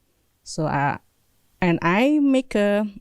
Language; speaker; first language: English; non-native, learner; Indonesian